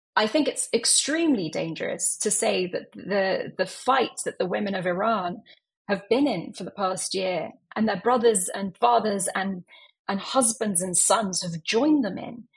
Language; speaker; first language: English; native; English